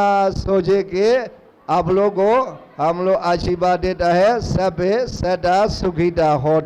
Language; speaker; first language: Hindi; non-native, learner; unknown